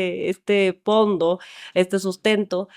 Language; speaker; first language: Spanish; native; Spanish